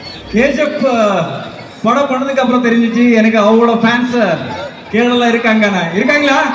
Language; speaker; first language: Tamil; non-native, learner; Kannada